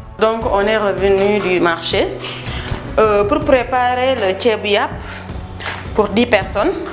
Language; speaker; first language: French; non-native, local second language; Wolof